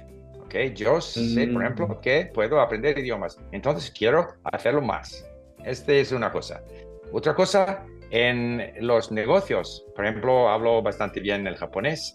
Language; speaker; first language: Spanish; non-native, fluent; English